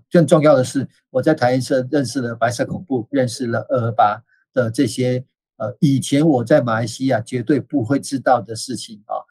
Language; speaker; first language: Chinese; native; Chinese